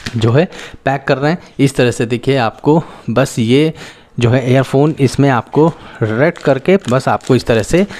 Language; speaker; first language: Hindi; native; Hindi